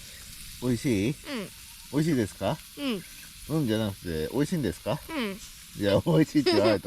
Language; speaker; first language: Japanese; native; Japanese